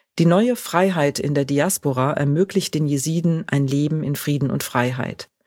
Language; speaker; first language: German; native; German